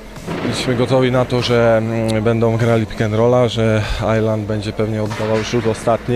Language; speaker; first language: Polish; native; Polish